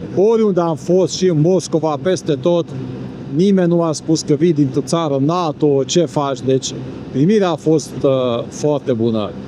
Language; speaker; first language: Romanian; non-native, local second language; Hungarian